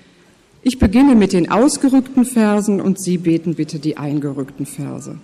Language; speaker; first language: German; native; German